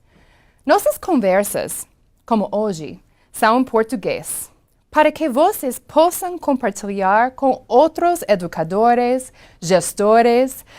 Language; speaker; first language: Portuguese; non-native, fluent; English